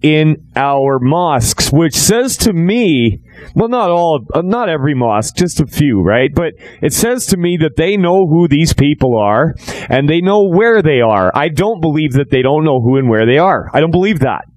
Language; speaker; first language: English; native; English